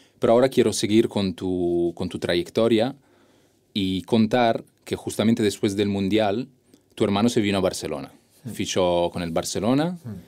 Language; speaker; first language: Spanish; non-native, fluent; Italian